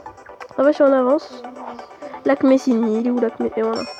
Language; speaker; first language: French; native; French